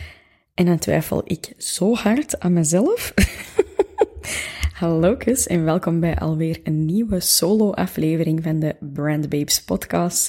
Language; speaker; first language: Dutch; native; Dutch